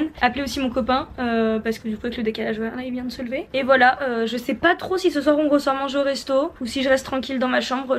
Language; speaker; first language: French; native; French